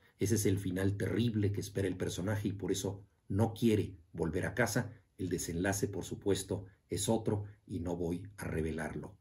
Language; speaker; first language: Spanish; native; Spanish